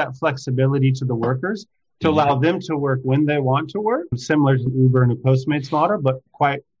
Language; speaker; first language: English; native; English